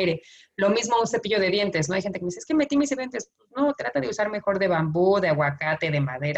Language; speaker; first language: Spanish; native; Spanish